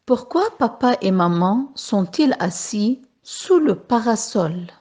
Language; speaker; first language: French; non-native, local second language; Arabic